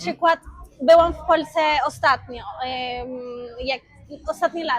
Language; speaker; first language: Polish; non-native, fluent; Spanish